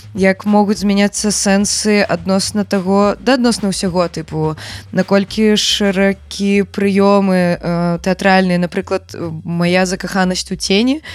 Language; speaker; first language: Belarusian; native; Belarusian